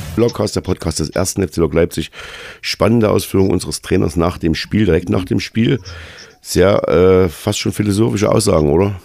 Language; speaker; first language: German; native; German